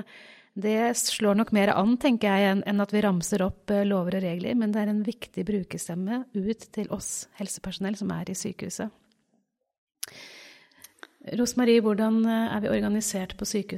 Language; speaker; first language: Norwegian; native; Norwegian